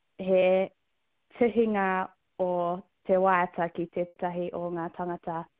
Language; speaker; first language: Māori; non-native, local second language; English